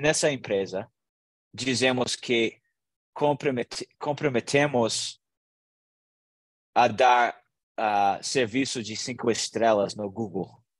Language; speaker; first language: Portuguese; non-native, learner; English